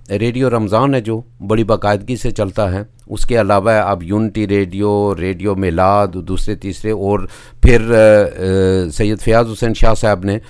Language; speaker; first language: Urdu; non-native, local second language; Punjabi